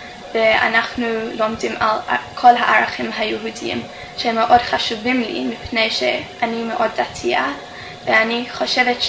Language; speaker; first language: Hebrew; non-native, fluent; English